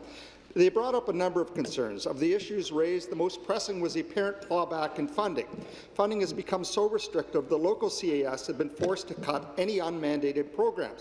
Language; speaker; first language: English; native; English